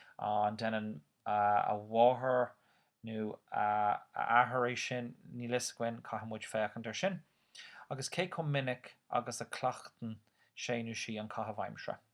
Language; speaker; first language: Irish; non-native, local second language; English